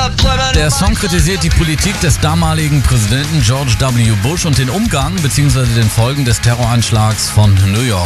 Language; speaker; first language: German; native; German